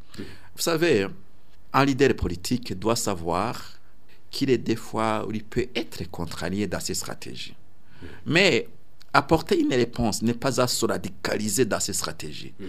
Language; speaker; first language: French; non-native, local second language; Rundi